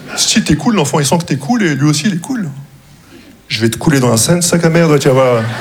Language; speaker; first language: French; early bilingual, other home language; Arabic